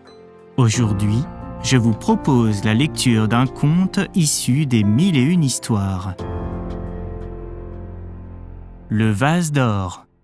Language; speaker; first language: French; native; French